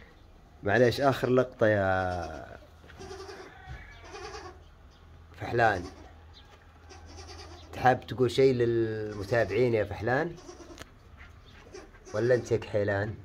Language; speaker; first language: Arabic; native; Arabic